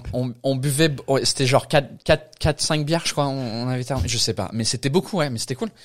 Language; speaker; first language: French; non-native, fluent; English